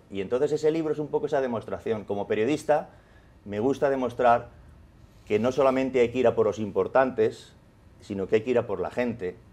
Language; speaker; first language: Spanish; native; Spanish